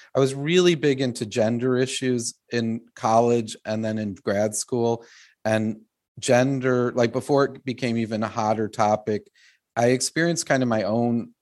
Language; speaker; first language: English; native; English